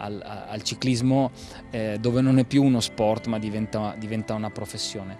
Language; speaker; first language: Italian; native; Italian